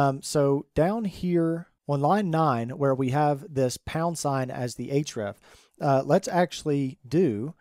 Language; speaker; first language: English; native; English